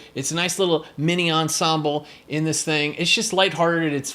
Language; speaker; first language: English; native; English